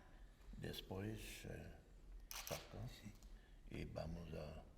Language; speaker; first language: Spanish; non-native, learner; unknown